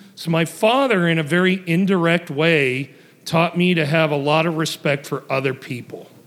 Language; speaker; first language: English; native; English